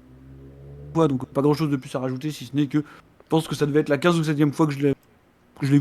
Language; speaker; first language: French; native; French